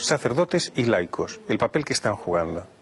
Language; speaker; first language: Spanish; native; Spanish